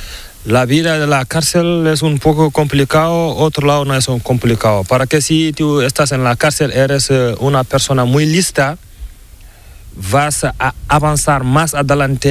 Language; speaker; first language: Spanish; non-native, learner; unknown